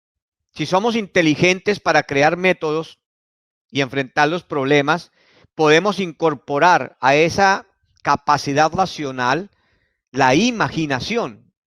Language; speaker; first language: Spanish; native; Spanish